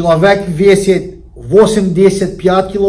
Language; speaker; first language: Russian; non-native, fluent; Portuguese